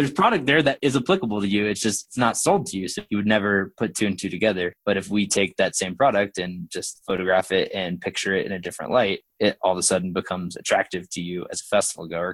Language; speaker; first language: English; native; English